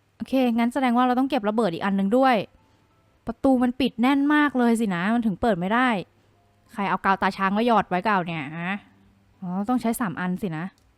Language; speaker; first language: Thai; native; Thai